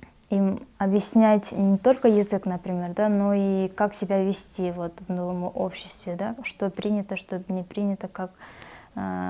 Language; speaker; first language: Russian; non-native, local second language; Kyrgyz